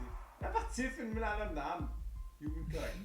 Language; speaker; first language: German; native; German